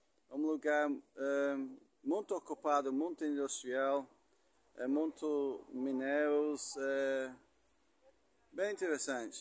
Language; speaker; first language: Portuguese; non-native, learner; English